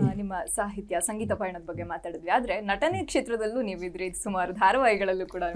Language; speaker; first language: Kannada; native; Kannada